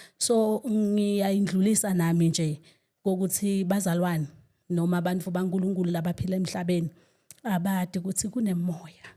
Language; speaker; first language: Zulu; non-native, local second language; Swati